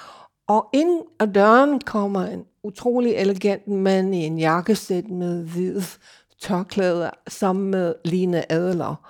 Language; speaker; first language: Danish; non-native, fluent; English